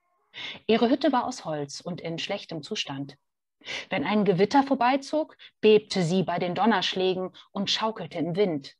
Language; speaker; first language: German; native; German